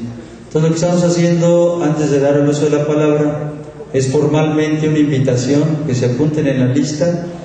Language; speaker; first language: Spanish; native; Spanish